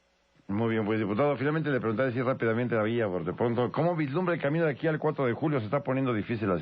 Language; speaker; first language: Spanish; native; Spanish